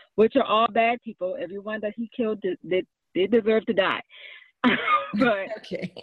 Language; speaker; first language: English; native; English